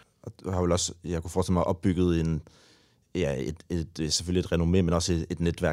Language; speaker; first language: Danish; native; Danish